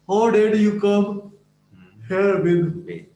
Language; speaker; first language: English; non-native, learner; Urdu